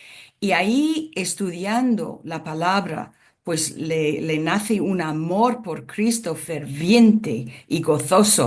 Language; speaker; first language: Spanish; non-native, fluent; English